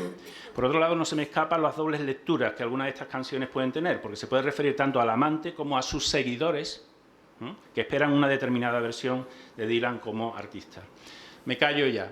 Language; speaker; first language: Spanish; native; Spanish